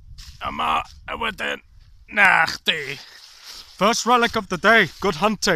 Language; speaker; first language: Welsh; non-native, learner; English